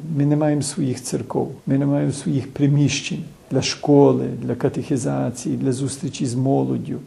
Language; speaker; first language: Ukrainian; early bilingual, heritage; Ukrainian